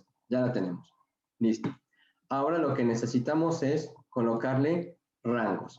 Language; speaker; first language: Spanish; native; Spanish